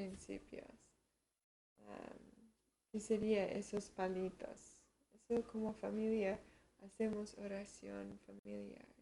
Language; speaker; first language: Spanish; early bilingual, heritage; Spanish